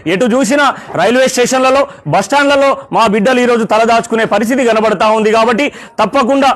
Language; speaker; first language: Telugu; non-native, local second language; Lambadi